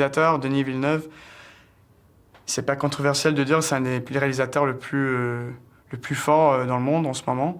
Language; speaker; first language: French; early bilingual, heritage; English